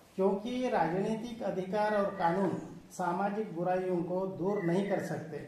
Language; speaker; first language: Hindi; non-native, local second language; Marathi